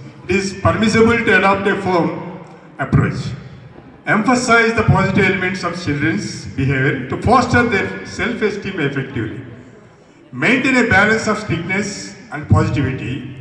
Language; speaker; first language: English; non-native, local second language; Telugu